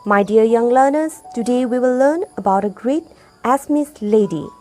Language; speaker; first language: English; non-native, local second language; Assamese